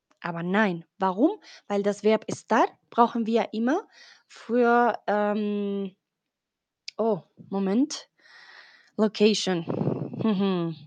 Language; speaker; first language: German; non-native, fluent; Spanish